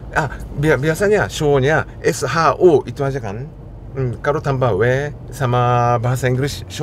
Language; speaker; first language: Indonesian; non-native, fluent; Japanese